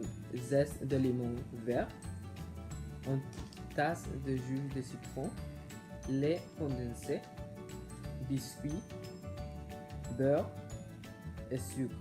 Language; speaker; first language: French; non-native, learner; English